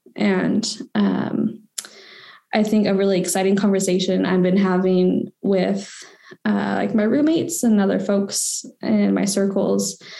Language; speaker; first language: English; native; English